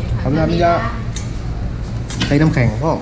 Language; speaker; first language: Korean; non-native, learner; Thai